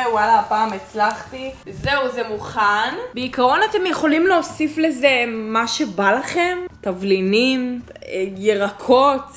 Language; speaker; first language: Hebrew; native; Hebrew